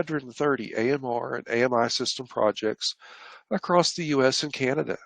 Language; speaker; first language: English; native; English